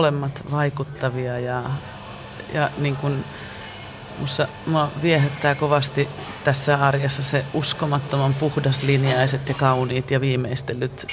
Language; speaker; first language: Finnish; native; Finnish